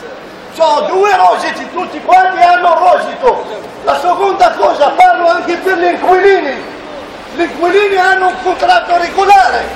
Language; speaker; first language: Italian; non-native, fluent; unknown